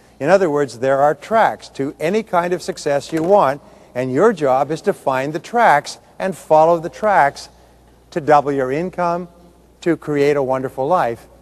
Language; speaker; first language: English; native; English